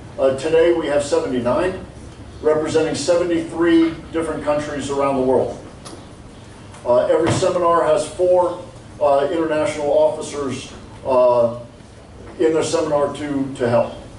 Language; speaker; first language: English; native; English